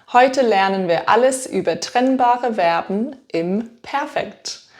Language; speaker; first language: German; non-native, fluent; English